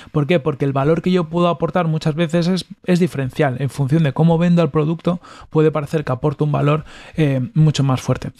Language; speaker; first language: Spanish; native; Spanish